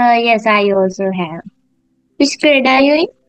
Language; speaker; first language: English; non-native, learner; Sinhala